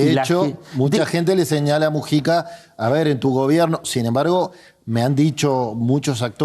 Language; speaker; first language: Spanish; native; Spanish